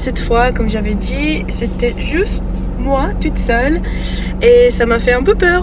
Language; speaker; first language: French; non-native, fluent; English